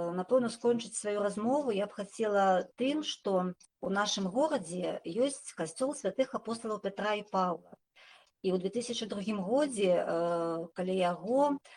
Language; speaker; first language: Belarusian; native; Belarusian